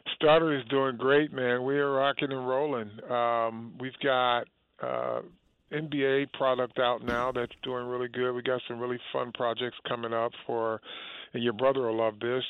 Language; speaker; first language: English; native; English